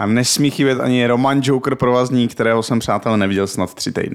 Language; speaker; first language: Czech; native; Czech